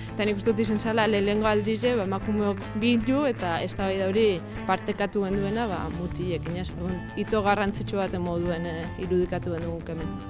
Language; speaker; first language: Basque; native; Basque